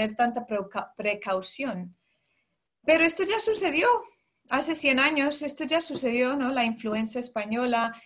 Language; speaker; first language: Spanish; early bilingual, heritage; Spanish